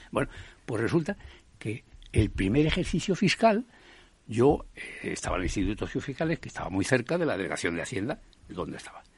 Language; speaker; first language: Spanish; native; Spanish